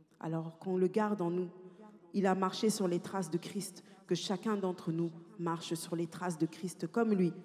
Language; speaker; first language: French; native; French